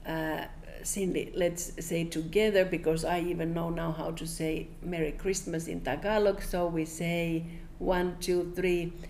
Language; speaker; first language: English; non-native, fluent; Finnish